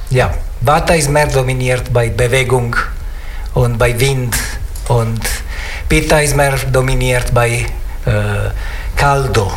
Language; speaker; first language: German; non-native, learner; Italian